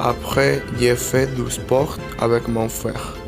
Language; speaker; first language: French; non-native, learner; Spanish